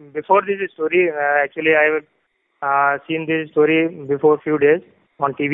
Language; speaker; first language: English; non-native, local second language; Hindi